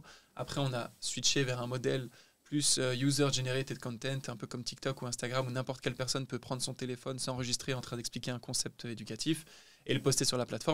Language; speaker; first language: French; native; French